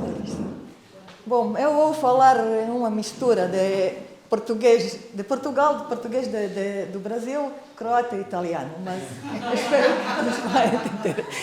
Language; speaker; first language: Portuguese; non-native, fluent; Croatian